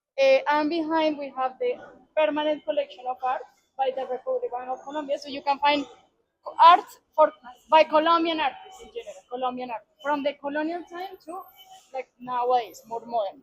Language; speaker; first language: English; non-native, fluent; Spanish